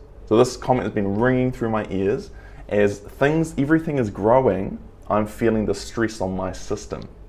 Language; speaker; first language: English; native; English